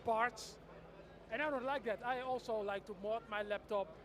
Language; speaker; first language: English; non-native, fluent; Dutch